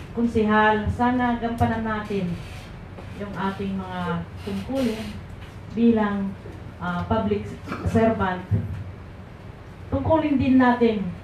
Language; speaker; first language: Filipino; non-native, local second language; Pangasinan